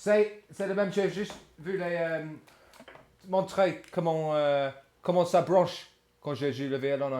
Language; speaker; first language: French; non-native, fluent; English